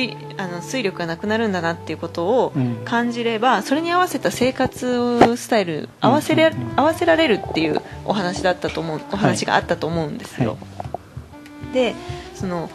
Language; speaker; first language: Japanese; native; Japanese